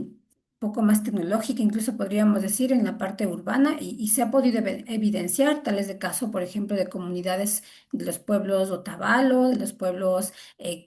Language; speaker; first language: Spanish; native; Spanish